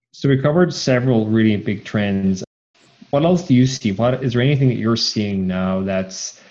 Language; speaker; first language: English; native; English